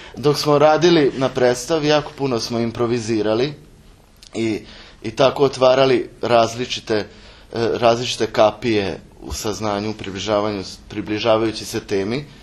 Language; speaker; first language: Serbian; non-native, local second language; Hungarian